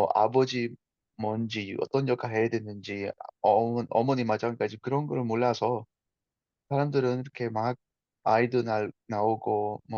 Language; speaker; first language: Korean; non-native, fluent; Spanish